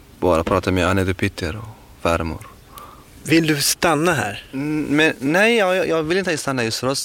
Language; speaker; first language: Swedish; non-native, learner; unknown